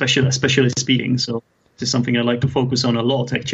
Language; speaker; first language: English; non-native, fluent; Czech